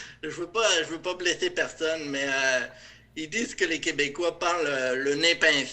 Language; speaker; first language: French; native; French